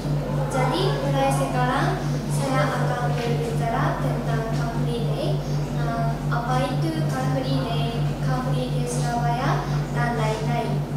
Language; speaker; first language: Indonesian; non-native, learner; Japanese